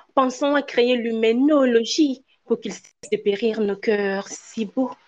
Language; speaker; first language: French; non-native, local second language; Ewe